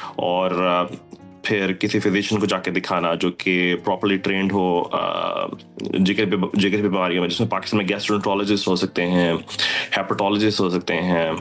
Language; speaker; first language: Urdu; native; Urdu